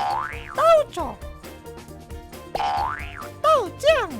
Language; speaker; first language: Chinese; non-native, learner; Indonesian